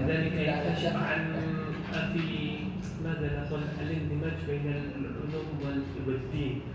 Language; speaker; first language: Arabic; non-native, fluent; Indonesian